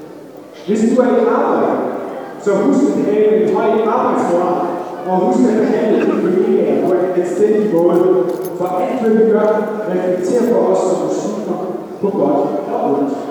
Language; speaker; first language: Danish; non-native, fluent; Arabic